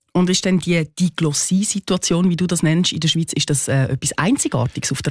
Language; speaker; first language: German; native; German